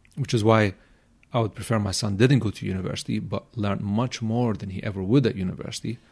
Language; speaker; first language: English; native; English